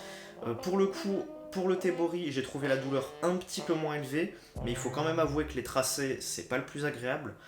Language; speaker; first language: French; native; French